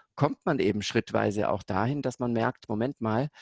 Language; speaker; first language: German; native; German